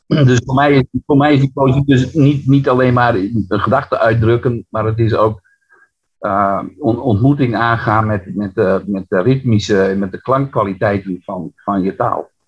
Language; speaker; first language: Dutch; non-native, local second language; Western Frisian